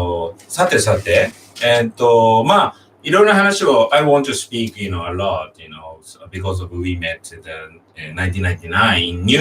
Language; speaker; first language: English; non-native, learner; Japanese